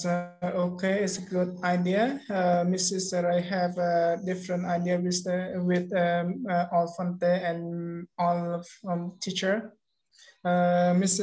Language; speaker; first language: English; non-native, learner; Khmer